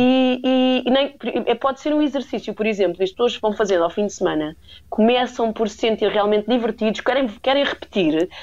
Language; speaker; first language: Portuguese; native; Portuguese